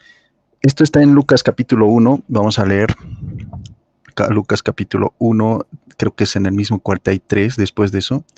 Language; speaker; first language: Spanish; native; Spanish